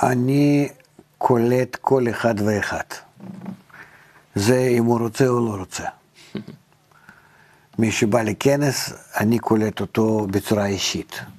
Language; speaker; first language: Hebrew; non-native, fluent; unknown